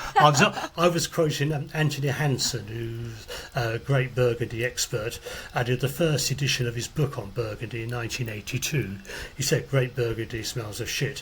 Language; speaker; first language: English; native; English